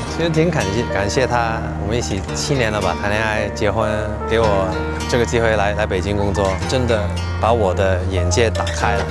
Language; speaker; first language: Chinese; non-native, local second language; Cantonese